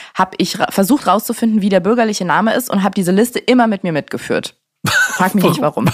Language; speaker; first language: German; native; German